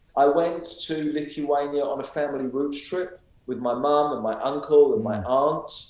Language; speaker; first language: English; native; English